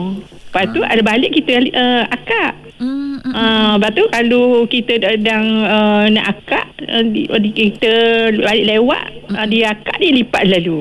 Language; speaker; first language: Malay; native; Malay